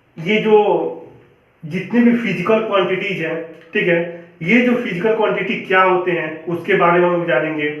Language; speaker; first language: Hindi; native; Hindi